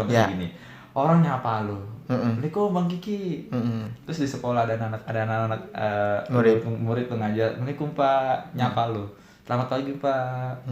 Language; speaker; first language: Indonesian; native; Indonesian